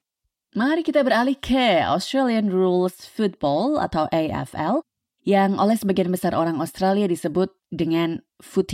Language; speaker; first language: Indonesian; native; Indonesian